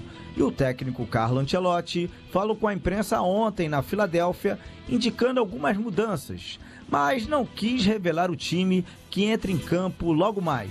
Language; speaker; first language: Portuguese; native; Portuguese